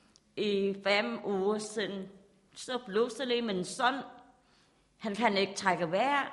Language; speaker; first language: Danish; non-native, learner; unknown